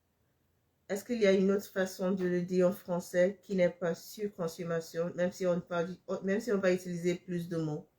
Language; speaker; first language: French; non-native, fluent; English